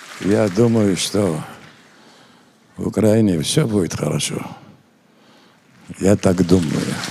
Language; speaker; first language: Russian; non-native, local second language; Georgian